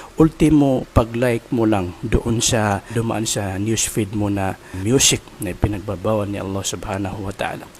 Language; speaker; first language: Filipino; non-native, local second language; Maranao